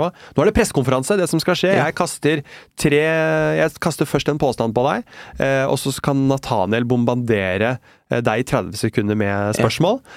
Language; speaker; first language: Norwegian; native; Norwegian